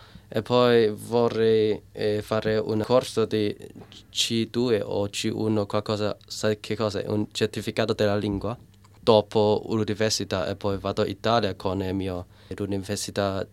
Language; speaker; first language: Italian; non-native, learner; Cantonese